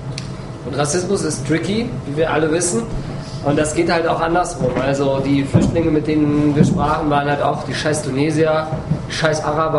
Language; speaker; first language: German; native; German